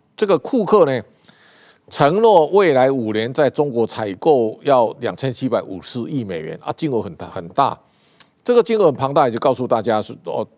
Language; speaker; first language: Chinese; native; Chinese